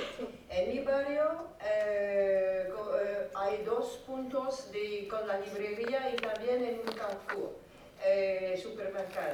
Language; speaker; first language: Spanish; non-native, fluent; French